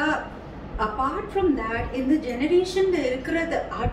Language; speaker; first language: Tamil; non-native, local second language; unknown